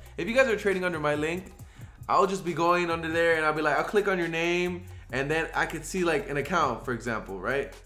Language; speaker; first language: English; early bilingual, other home language; Spanish